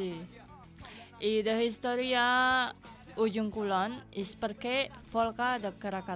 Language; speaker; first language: Catalan; non-native, learner; Indonesian